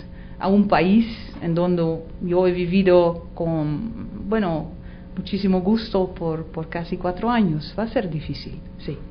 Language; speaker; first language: Spanish; non-native, fluent; Dutch